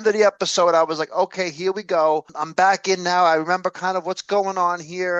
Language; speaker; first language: English; native; English